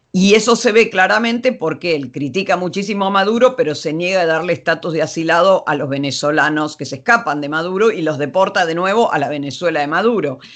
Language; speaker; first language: Spanish; non-native, fluent; Dutch